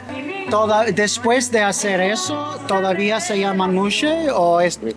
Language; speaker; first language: Spanish; non-native, learner; English